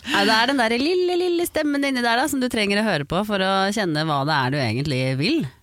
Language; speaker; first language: Norwegian; native; Norwegian